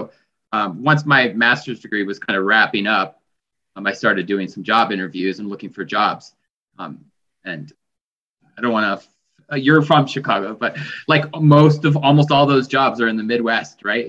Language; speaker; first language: English; native; English